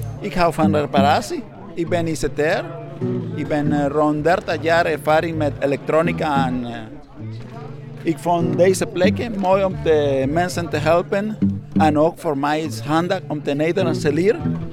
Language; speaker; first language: Dutch; non-native, learner; Spanish